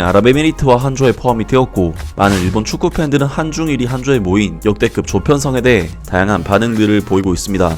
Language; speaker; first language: Korean; native; Korean